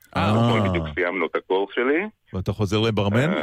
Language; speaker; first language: Hebrew; native; Hebrew